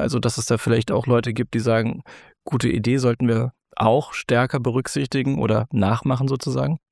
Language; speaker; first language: German; native; German